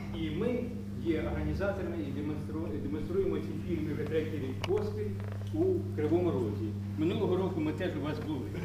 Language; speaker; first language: Ukrainian; native; Ukrainian